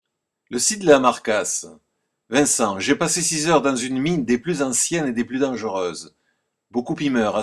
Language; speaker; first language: French; native; French